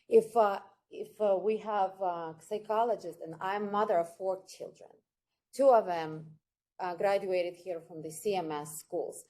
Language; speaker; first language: English; non-native, fluent; Ukrainian